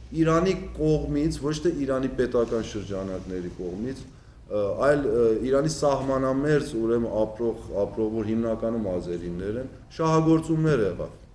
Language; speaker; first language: Armenian; early bilingual, heritage; Armenian